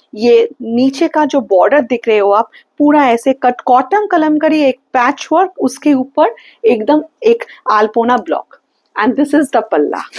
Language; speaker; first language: Hindi; non-native, local second language; Bangla